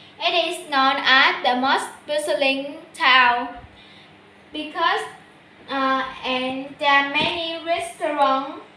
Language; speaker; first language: English; non-native, learner; Vietnamese